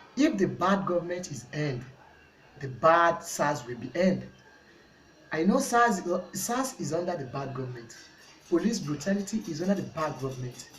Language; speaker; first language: English; non-native, local second language; Yoruba